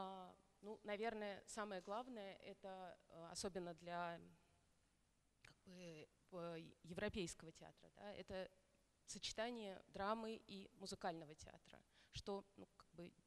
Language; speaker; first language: Russian; native; Russian